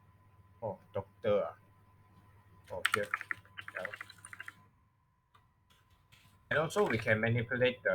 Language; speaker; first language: English; non-native, local second language; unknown